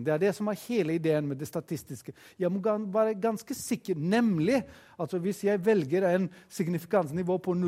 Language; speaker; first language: Norwegian; non-native, fluent; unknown